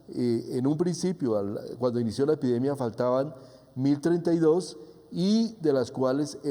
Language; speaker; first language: Spanish; native; Spanish